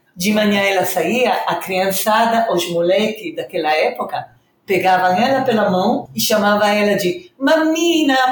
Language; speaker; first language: Portuguese; non-native, fluent; Italian